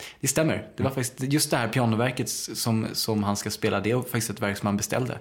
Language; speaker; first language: Swedish; native; Swedish